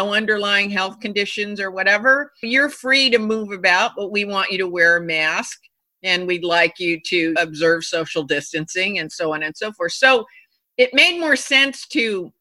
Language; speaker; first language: English; non-native, fluent; Japanese